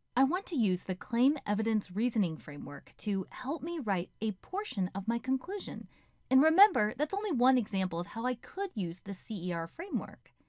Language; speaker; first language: English; native; English